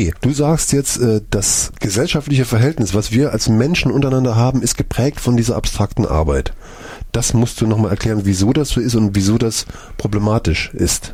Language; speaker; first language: German; native; German